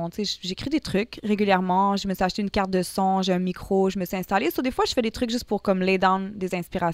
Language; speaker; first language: French; native; French